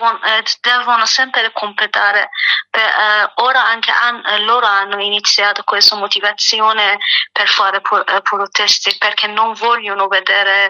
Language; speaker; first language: Italian; non-native, learner; Persian